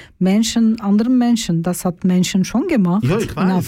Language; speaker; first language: German; non-native, learner; Turkish